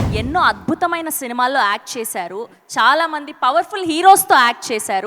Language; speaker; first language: Telugu; native; Telugu